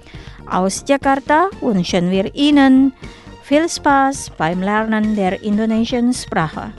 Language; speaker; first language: German; non-native, fluent; Indonesian